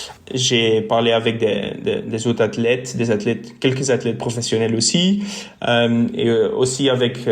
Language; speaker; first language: French; non-native, local second language; Dutch